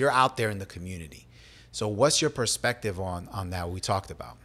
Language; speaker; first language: English; early bilingual, other home language; Spanish